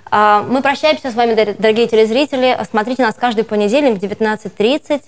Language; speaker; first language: Russian; native; Russian